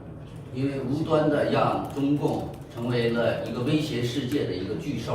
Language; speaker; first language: Chinese; native; Chinese